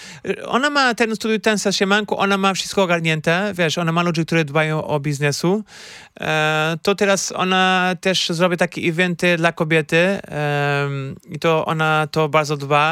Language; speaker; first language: Polish; non-native, fluent; Portuguese